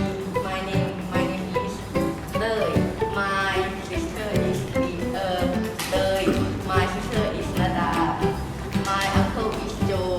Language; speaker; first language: English; non-native, learner; Thai